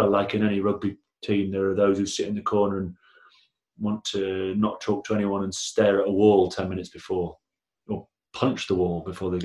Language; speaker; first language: English; native; English